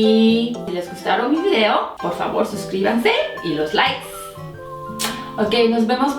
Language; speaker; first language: Spanish; non-native, fluent; Korean